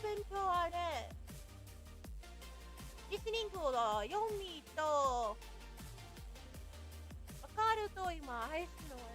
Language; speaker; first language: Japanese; non-native, learner; English